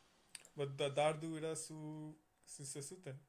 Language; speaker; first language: Lithuanian; non-native, learner; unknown